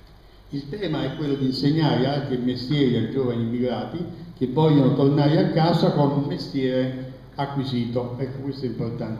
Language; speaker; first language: Italian; native; Italian